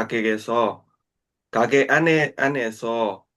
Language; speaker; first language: Korean; non-native, learner; Burmese